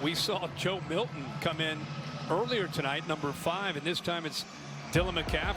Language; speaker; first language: English; native; English